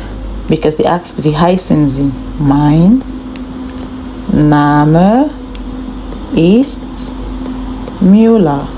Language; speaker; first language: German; non-native, learner; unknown